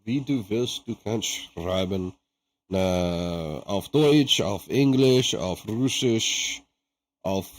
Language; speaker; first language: German; non-native, learner; English